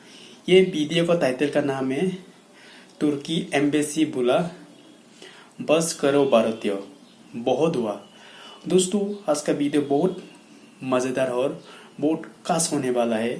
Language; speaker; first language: Hindi; non-native, local second language; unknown